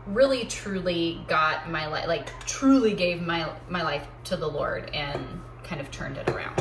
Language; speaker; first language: English; native; English